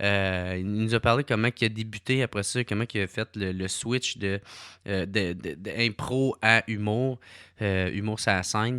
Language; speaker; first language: French; native; French